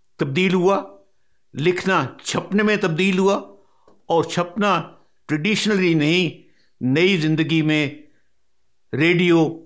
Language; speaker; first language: Urdu; non-native, local second language; Punjabi